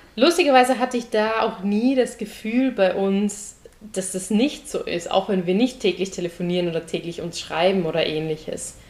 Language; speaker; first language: German; native; German